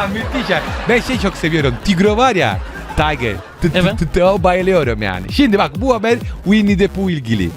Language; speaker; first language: Turkish; non-native, learner; Italian